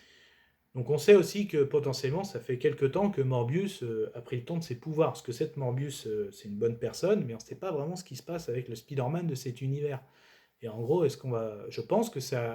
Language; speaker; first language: French; native; French